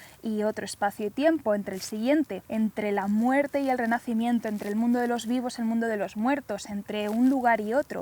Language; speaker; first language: Spanish; native; Spanish